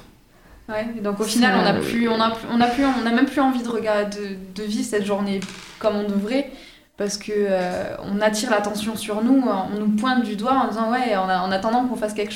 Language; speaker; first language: French; native; French